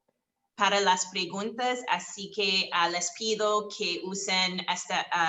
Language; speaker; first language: Spanish; non-native, fluent; English